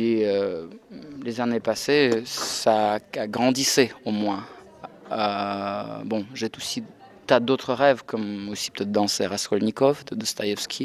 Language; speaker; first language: French; non-native, fluent; Russian